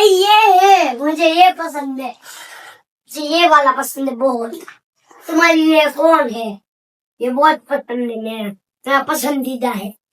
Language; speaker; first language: Hindi; non-native, local second language; Gujarati